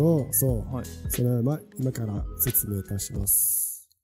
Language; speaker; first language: Japanese; non-native, fluent; Arabic